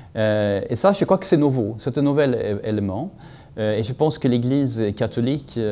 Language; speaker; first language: French; non-native, fluent; Swedish